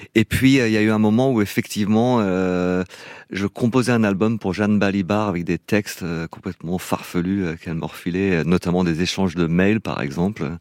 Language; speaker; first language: French; non-native, fluent; English